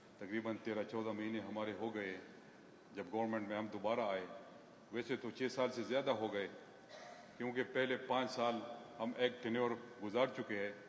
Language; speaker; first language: Urdu; non-native, local second language; Pashto